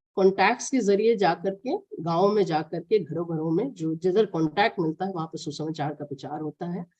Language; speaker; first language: Hindi; non-native, local second language; Malayalam